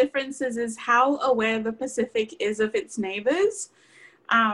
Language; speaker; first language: English; non-native, fluent; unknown